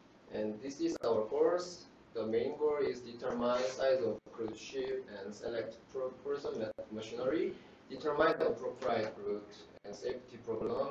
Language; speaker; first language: English; non-native, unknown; Korean